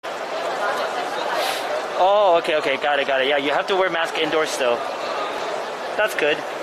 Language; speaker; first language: English; early bilingual, other home language; Chinese